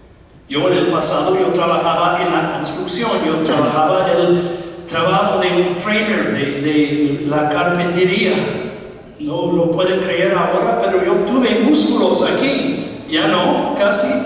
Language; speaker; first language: Spanish; non-native, fluent; English